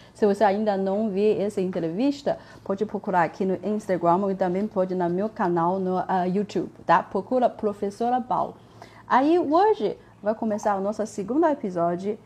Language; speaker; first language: Portuguese; non-native, fluent; Chinese